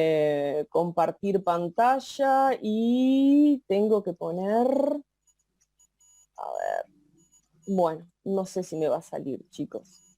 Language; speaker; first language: Spanish; native; Spanish